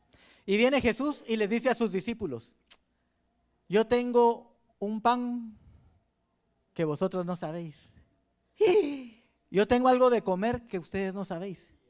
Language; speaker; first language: Spanish; native; Spanish